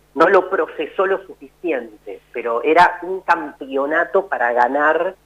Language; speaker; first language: Spanish; native; Spanish